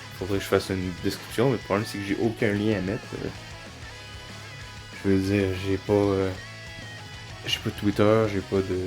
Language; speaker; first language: French; native; French